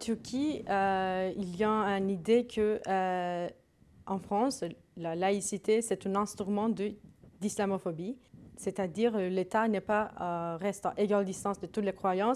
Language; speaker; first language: French; non-native, learner; Turkish